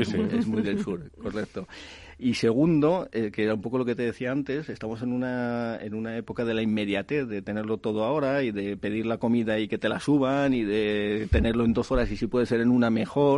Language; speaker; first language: Spanish; native; Spanish